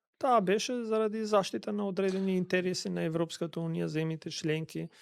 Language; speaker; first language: Macedonian; non-native, local second language; Albanian